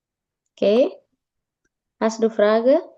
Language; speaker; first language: German; non-native, learner; Indonesian